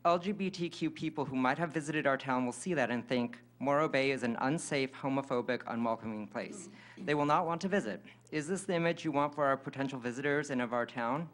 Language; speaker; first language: English; native; English